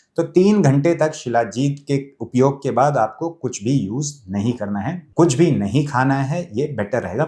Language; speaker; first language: Hindi; native; Hindi